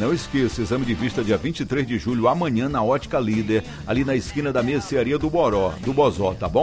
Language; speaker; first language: Portuguese; native; Portuguese